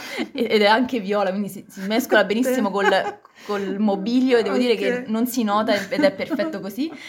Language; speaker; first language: Italian; native; Italian